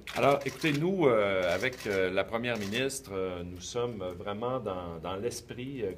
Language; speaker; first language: French; native; French